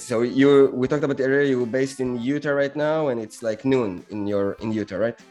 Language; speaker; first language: English; non-native, fluent; Hebrew